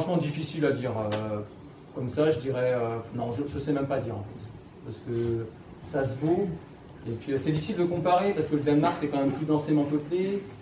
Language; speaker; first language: French; native; French